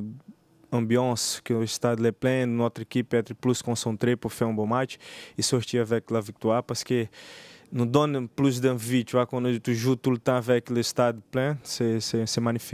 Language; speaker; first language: French; non-native, learner; Portuguese